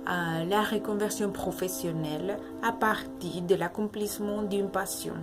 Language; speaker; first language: French; non-native, learner; Spanish